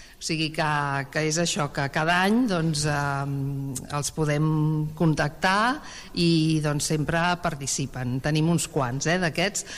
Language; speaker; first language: Catalan; native; Catalan